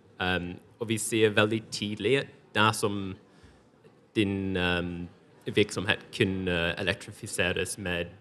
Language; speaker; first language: Norwegian; non-native, fluent; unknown